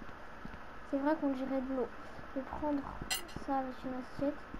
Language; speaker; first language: French; native; French